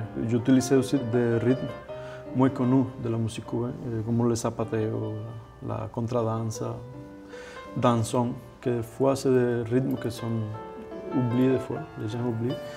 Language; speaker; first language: French; non-native, fluent; Spanish